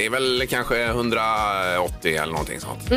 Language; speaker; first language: Swedish; native; Swedish